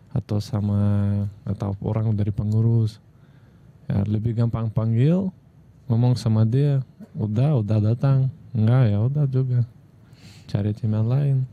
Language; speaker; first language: Indonesian; non-native, fluent; Russian